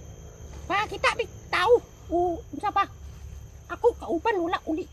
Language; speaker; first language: Cebuano; non-native, local second language; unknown